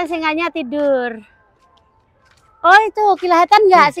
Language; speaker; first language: Indonesian; native; Indonesian